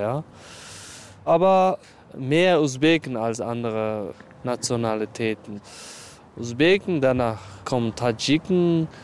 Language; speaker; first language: German; non-native, fluent; Uzbek